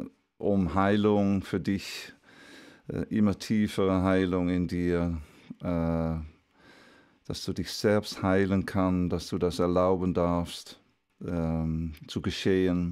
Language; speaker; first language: German; non-native, fluent; Dutch